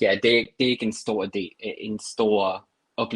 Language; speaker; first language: Danish; non-native, fluent; English